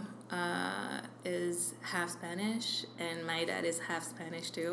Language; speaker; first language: English; non-native, fluent; French